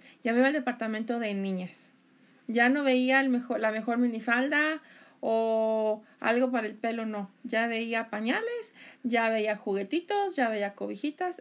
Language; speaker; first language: Spanish; native; Spanish